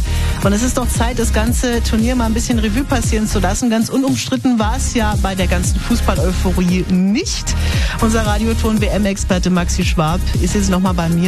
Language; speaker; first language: German; native; German